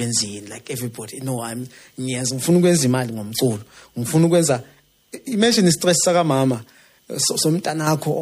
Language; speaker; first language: English; non-native, local second language; Zulu